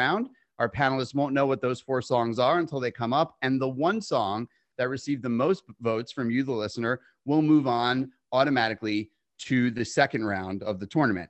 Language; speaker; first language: English; native; English